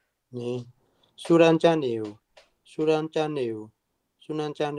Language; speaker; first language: Korean; non-native, learner; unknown